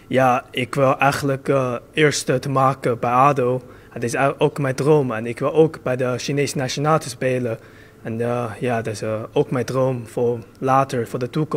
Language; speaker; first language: Dutch; early bilingual, other home language; Chinese